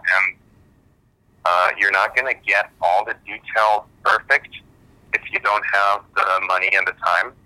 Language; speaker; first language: English; early bilingual, other home language; German